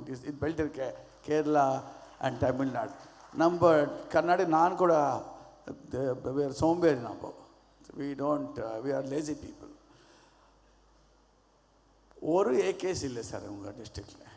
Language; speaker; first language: Tamil; non-native, learner; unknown